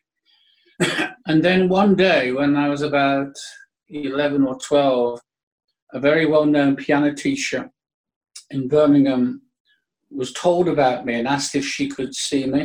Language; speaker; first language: English; native; English